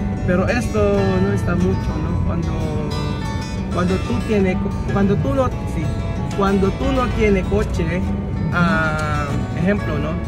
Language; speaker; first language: Spanish; non-native, learner; Filipino